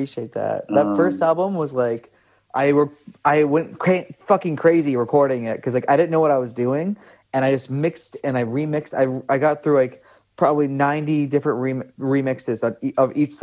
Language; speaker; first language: English; native; English